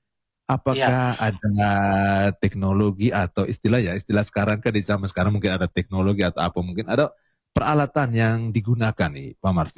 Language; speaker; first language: Indonesian; native; Indonesian